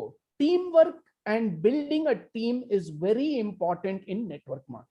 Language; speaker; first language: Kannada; non-native, local second language; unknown